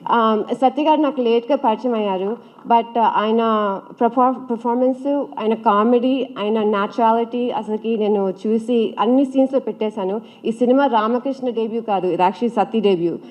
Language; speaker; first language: Telugu; early bilingual, heritage; Telugu